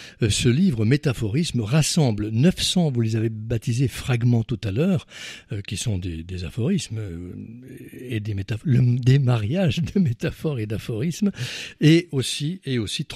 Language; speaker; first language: French; native; French